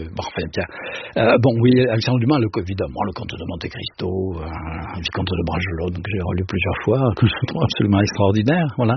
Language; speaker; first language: French; native; French